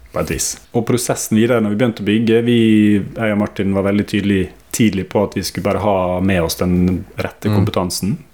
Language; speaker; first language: Norwegian; native; Norwegian